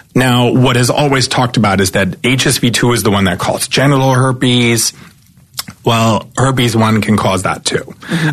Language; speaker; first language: English; non-native, fluent; German